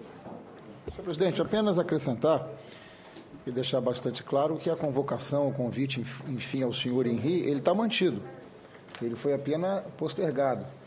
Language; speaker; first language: Portuguese; native; Portuguese